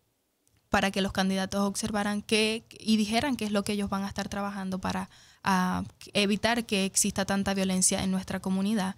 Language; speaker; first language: Spanish; native; Spanish